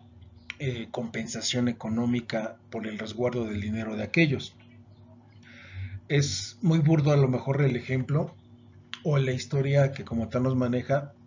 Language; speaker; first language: Spanish; native; Spanish